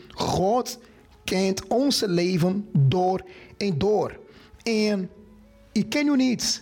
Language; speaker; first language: Dutch; non-native, fluent; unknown